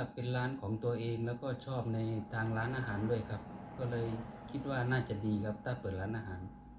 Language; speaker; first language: Thai; native; Thai